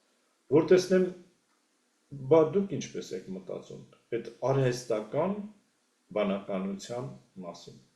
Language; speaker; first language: Armenian; native; Armenian